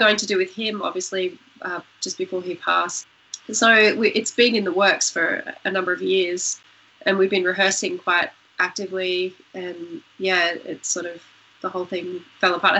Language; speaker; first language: English; native; English